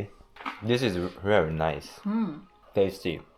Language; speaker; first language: English; non-native, learner; Japanese